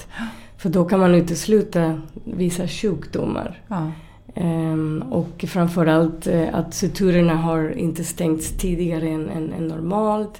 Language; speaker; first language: Swedish; non-native, fluent; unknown